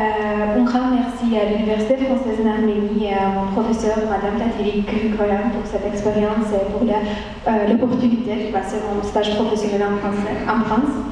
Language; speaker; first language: French; non-native, fluent; Armenian